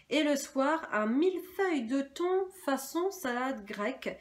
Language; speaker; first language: French; native; French